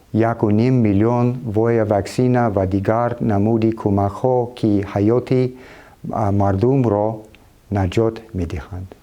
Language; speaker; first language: Tajik; non-native, fluent; English